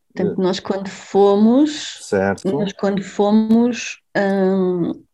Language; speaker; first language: Portuguese; native; Portuguese